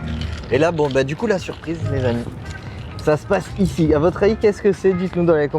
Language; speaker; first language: French; native; French